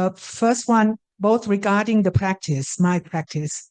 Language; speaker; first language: English; non-native, fluent; Thai